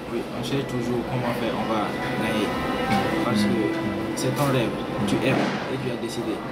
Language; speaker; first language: French; non-native, learner; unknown